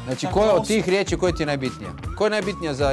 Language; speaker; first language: Croatian; native; Croatian